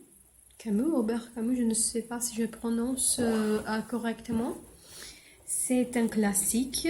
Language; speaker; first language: French; non-native, learner; English